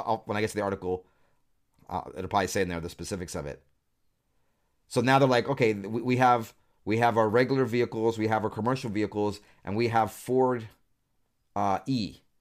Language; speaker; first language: English; native; English